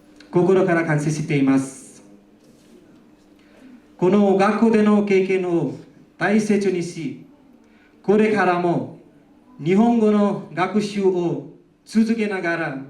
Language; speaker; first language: Japanese; non-native, learner; Nepali